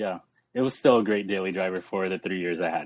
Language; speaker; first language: English; native; English